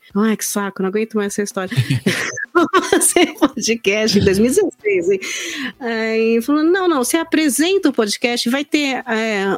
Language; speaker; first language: Portuguese; native; Portuguese